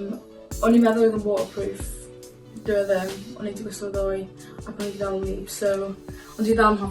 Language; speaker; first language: Welsh; non-native, local second language; English